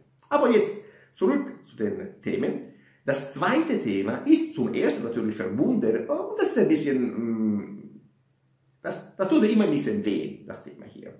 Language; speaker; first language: German; non-native, fluent; Italian